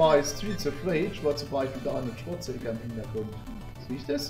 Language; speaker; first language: German; native; German